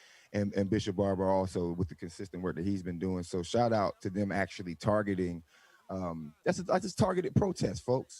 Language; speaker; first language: English; native; English